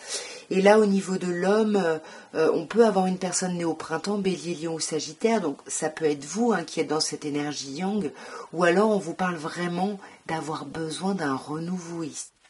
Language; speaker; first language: French; native; French